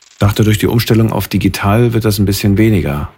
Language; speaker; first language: German; native; German